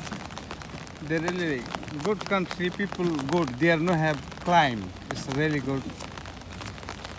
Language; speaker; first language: English; non-native, learner; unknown